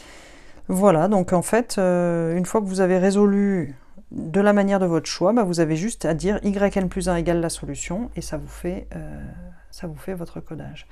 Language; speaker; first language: French; native; French